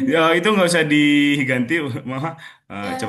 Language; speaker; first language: Indonesian; native; Indonesian